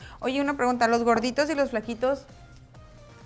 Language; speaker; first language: Spanish; native; Spanish